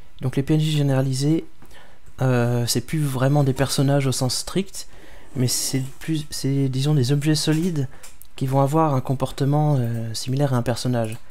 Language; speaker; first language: French; native; French